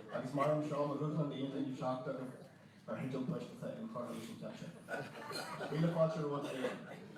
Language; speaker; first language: Irish; native; Irish